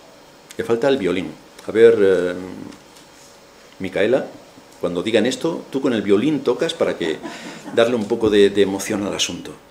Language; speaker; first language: Spanish; native; Spanish